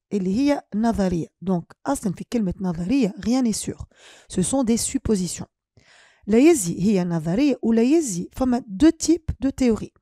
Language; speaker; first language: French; non-native, local second language; Arabic